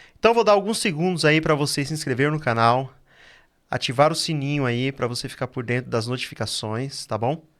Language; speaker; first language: Portuguese; native; Portuguese